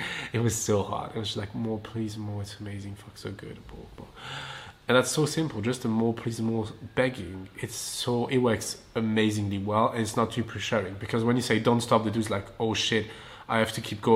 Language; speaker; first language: English; non-native, fluent; French